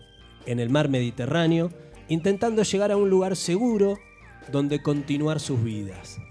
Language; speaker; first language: Spanish; native; Spanish